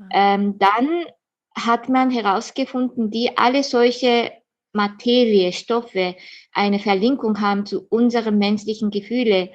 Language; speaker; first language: German; non-native, fluent; Japanese